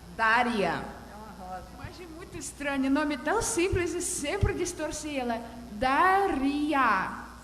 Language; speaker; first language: Portuguese; non-native, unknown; Russian